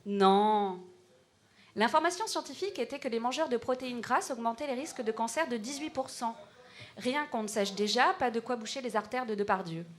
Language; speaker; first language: French; native; French